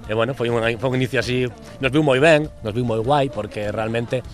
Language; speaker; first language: Galician; native; Galician